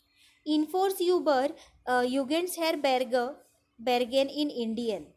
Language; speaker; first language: German; non-native, fluent; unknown